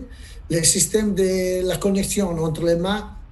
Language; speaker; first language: French; non-native, learner; Italian